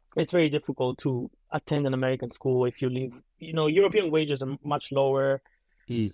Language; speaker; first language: English; non-native, fluent; Italian